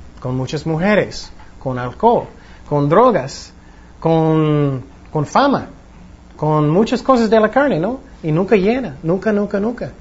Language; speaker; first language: Spanish; non-native, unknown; English